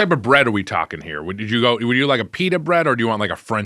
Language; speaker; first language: English; native; English